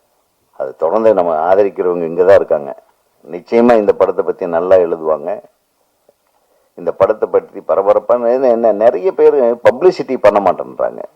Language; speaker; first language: Tamil; native; Tamil